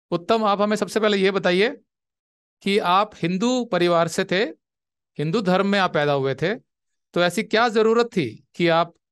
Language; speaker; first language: Hindi; native; Hindi